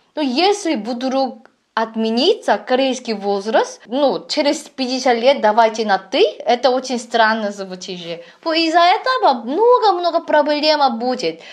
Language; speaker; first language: Russian; non-native, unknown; Korean